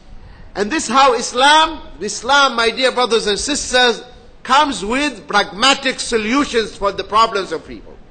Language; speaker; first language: English; non-native, fluent; Arabic